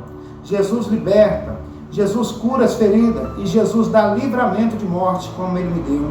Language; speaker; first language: Portuguese; native; Portuguese